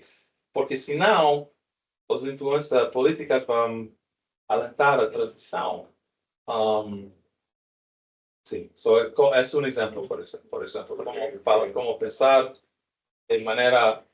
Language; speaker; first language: Portuguese; non-native, learner; Spanish